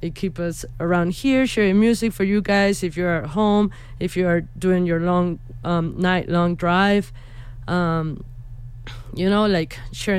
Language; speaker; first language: English; non-native, fluent; Spanish